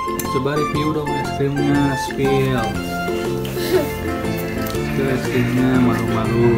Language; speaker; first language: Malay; non-native, local second language; Sundanese